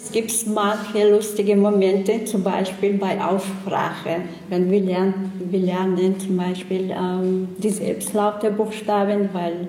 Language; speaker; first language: German; non-native, learner; Chechen